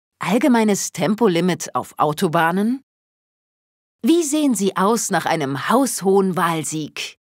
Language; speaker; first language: German; native; German